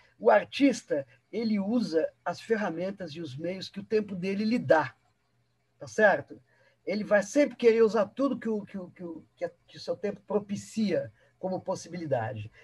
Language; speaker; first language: Portuguese; early bilingual, other home language; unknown